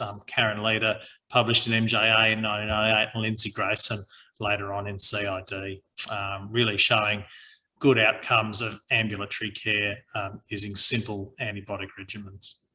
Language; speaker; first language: English; native; English